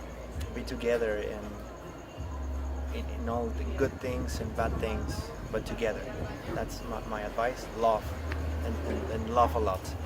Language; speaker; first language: English; non-native, fluent; Spanish